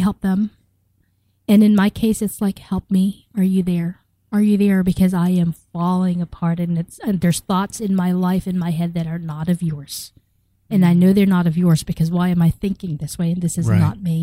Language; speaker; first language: English; native; English